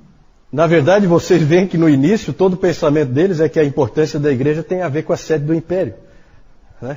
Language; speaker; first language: Portuguese; native; Portuguese